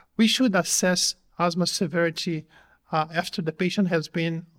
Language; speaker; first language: English; non-native, fluent; Portuguese